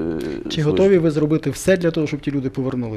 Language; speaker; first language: Ukrainian; native; Ukrainian